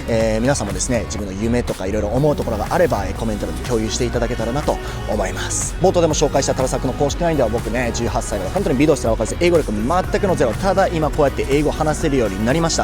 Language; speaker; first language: Japanese; native; Japanese